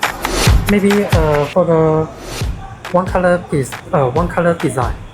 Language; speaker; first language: English; non-native, learner; Chinese